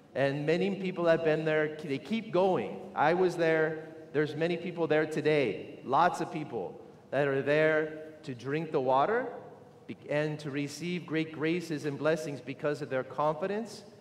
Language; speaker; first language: English; native; English